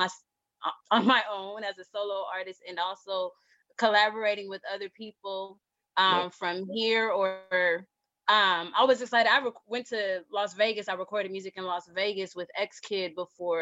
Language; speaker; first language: English; native; English